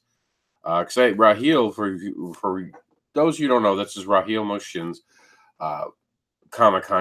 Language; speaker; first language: English; native; English